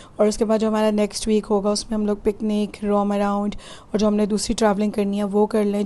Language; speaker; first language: Urdu; native; Urdu